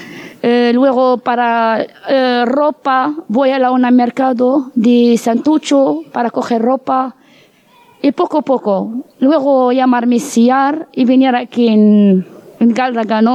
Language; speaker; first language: Spanish; non-native, learner; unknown